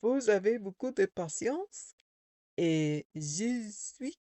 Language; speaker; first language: French; non-native, learner; English